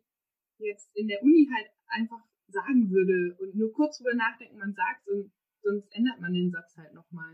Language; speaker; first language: German; native; German